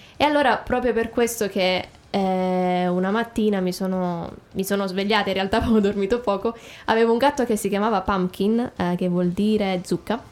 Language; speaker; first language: Italian; native; Italian